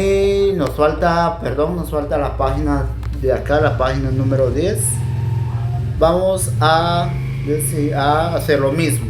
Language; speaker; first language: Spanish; non-native, local second language; Kʼicheʼ